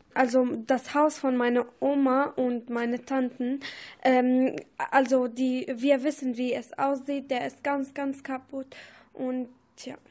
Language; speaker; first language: German; non-native, learner; Arabic